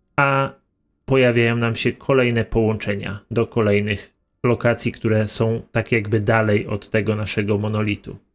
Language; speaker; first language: Polish; native; Polish